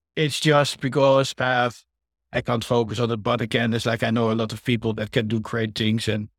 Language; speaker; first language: English; non-native, fluent; Dutch